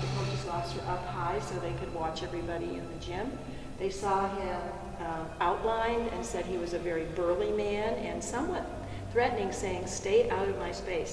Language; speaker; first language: English; native; English